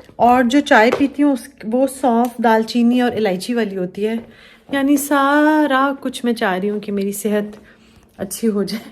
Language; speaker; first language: Urdu; native; Urdu